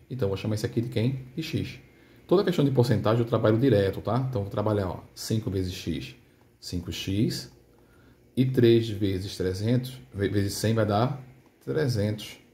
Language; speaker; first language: Portuguese; native; Portuguese